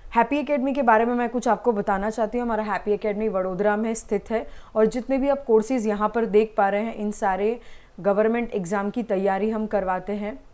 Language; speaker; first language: Hindi; non-native, local second language; Gujarati